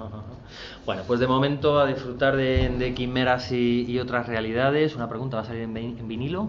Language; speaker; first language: Spanish; native; Spanish